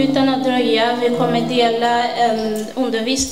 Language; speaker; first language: Swedish; non-native, fluent; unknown